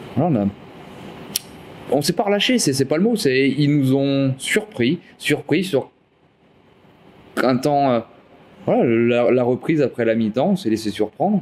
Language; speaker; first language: French; native; French